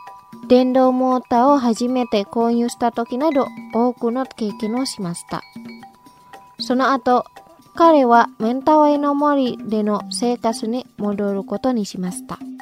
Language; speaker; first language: Japanese; non-native, fluent; Indonesian